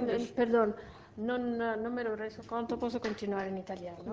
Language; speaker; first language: Italian; non-native, fluent; Spanish